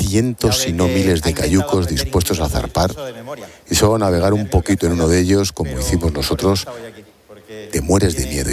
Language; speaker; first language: Spanish; native; Spanish